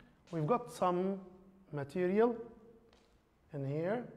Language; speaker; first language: English; non-native, fluent; Arabic